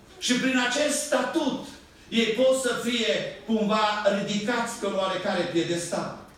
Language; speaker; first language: Romanian; native; Romanian